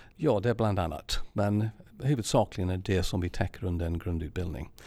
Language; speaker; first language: Swedish; non-native, fluent; English